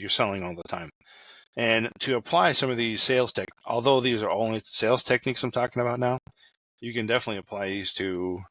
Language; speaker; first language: English; native; English